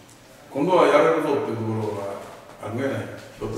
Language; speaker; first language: Japanese; native; Japanese